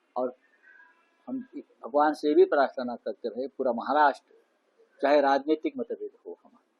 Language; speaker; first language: Hindi; non-native, local second language; Marathi